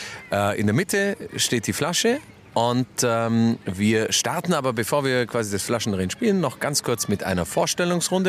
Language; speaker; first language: German; native; German